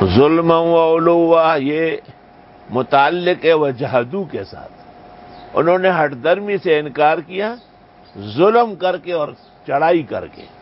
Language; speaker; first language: Urdu; non-native, local second language; Pashto